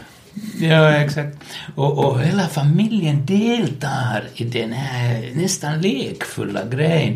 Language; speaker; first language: Swedish; non-native, local second language; Finnish